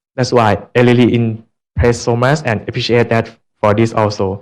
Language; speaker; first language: English; non-native, learner; Thai